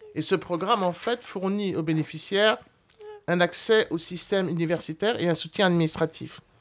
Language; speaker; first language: French; native; French